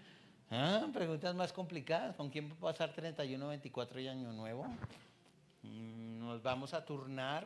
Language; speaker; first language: Spanish; native; Spanish